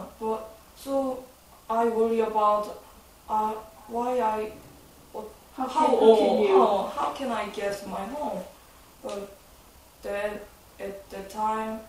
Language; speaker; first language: English; non-native, learner; Korean